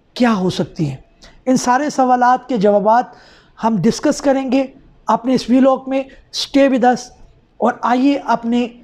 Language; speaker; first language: Urdu; non-native, local second language; Punjabi